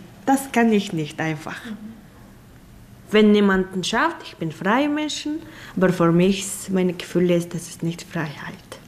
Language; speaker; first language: German; non-native, learner; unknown